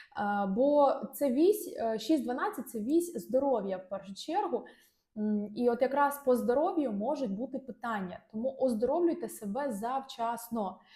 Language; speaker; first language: Ukrainian; non-native, local second language; Russian